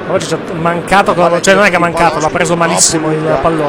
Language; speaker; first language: Italian; native; Italian